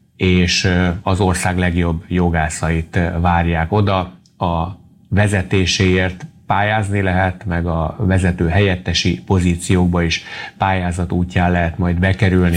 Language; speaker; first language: Hungarian; native; Hungarian